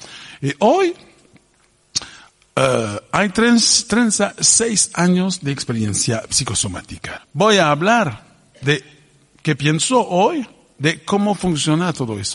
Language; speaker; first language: Spanish; non-native, fluent; French